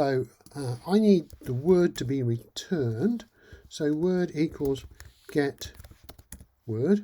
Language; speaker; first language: English; native; English